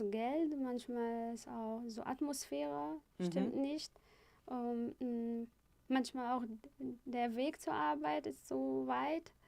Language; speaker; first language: German; non-native, fluent; Arabic